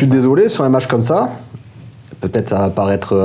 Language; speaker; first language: French; native; French